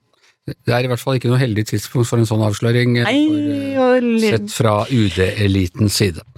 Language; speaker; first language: Norwegian; native; Norwegian